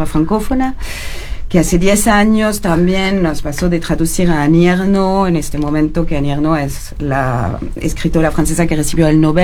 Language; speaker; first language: Spanish; non-native, fluent; French